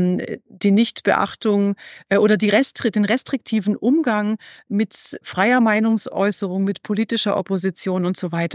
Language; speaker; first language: German; native; German